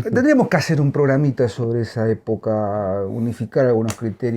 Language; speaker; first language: Spanish; native; Spanish